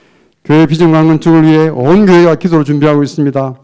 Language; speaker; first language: Korean; native; Korean